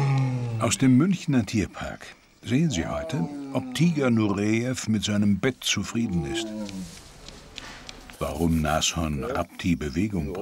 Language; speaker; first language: German; native; German